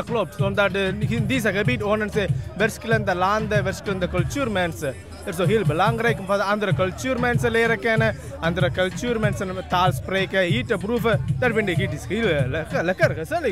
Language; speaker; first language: Dutch; non-native, learner; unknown